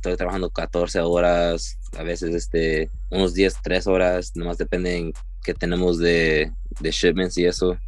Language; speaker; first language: Spanish; early bilingual, heritage; Spanish